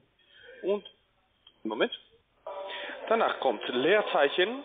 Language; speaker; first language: German; non-native, learner; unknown